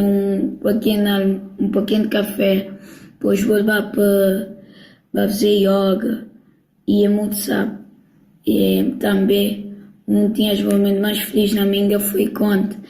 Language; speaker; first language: Portuguese; non-native, local second language; Kabuverdianu